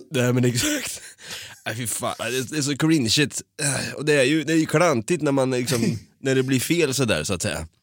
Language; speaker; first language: Swedish; native; Swedish